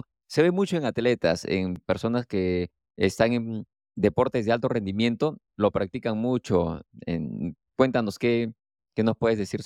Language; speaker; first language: Spanish; native; Spanish